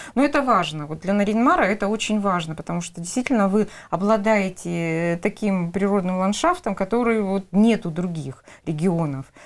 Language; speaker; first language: Russian; native; Russian